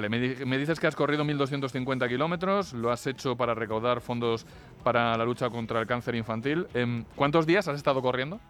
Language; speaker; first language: Spanish; native; Spanish